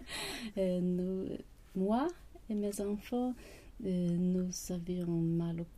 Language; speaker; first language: French; non-native, learner; Swedish